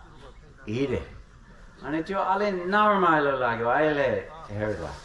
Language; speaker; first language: Nepali; non-native, fluent; English